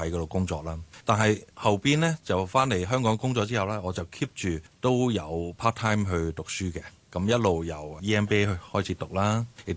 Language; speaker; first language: Cantonese; native; Cantonese